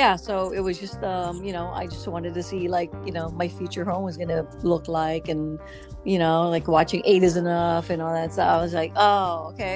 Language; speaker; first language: English; non-native, local second language; Filipino